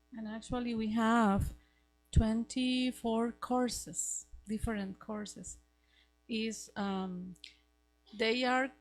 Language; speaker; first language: English; non-native, learner; Spanish